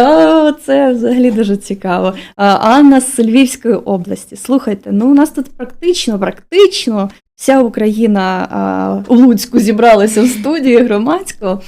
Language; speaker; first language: Ukrainian; native; Ukrainian